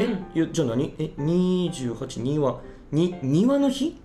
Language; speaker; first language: Japanese; native; Japanese